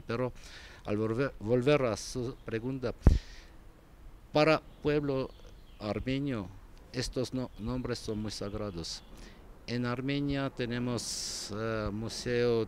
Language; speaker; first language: Spanish; non-native, fluent; Armenian